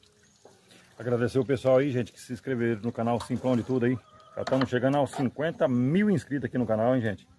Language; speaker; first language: Portuguese; native; Portuguese